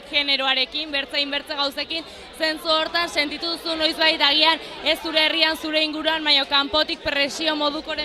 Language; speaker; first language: Basque; native; Basque